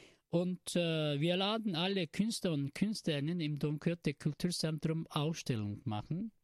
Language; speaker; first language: German; non-native, learner; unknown